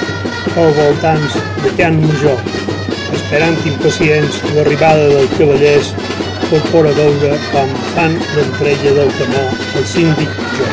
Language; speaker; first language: Catalan; native; Catalan